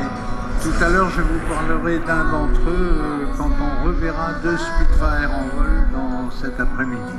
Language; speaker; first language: French; native; French